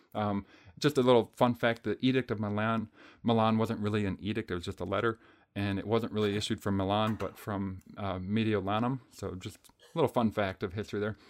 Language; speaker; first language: English; native; English